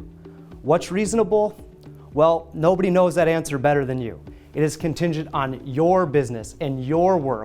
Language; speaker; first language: English; native; English